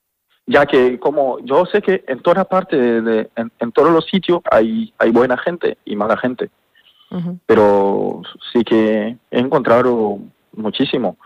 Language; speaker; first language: Spanish; non-native, fluent; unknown